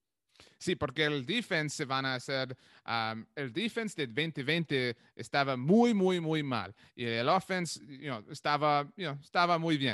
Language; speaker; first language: Spanish; non-native, learner; English